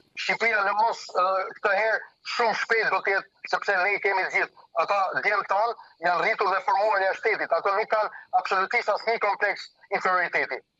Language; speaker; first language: Albanian; early bilingual, heritage; Albanian